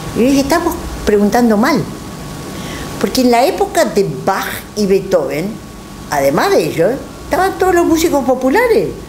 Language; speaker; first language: Spanish; native; Spanish